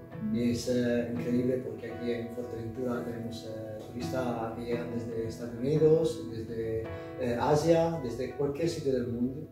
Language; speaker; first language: Spanish; non-native, learner; Italian